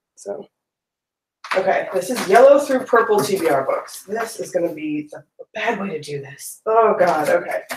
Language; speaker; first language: English; native; English